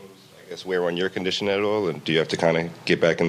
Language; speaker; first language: English; native; English